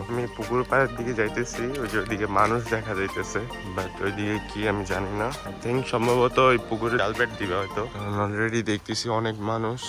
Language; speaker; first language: Bangla; early bilingual, heritage; Bangla